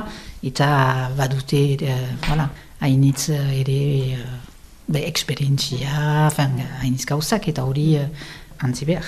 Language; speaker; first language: Basque; non-native, local second language; French